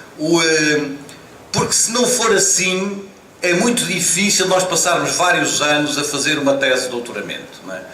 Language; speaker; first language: Portuguese; native; Portuguese